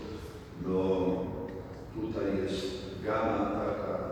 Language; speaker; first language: Polish; native; Polish